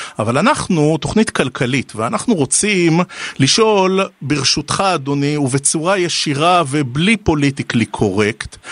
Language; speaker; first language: Hebrew; native; Hebrew